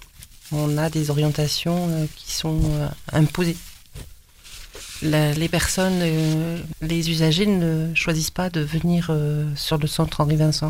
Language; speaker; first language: French; native; French